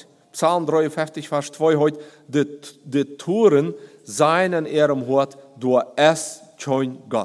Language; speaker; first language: German; non-native, learner; Plautdietsch